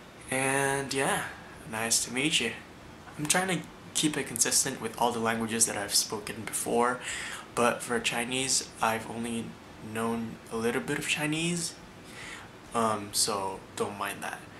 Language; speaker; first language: English; early bilingual, other home language; Indonesian